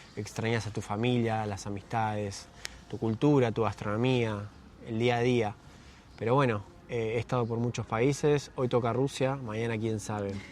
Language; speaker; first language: Spanish; native; Spanish